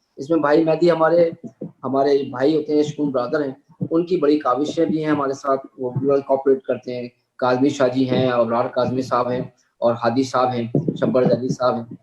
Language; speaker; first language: Urdu; native; Urdu